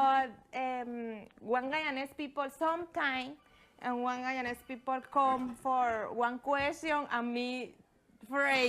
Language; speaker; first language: English; non-native, learner; Spanish